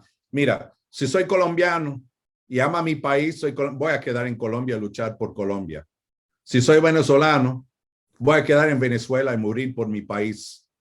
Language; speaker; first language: Spanish; non-native, fluent; English